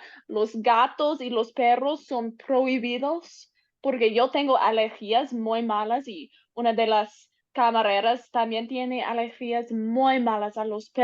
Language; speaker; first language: Spanish; non-native, learner; English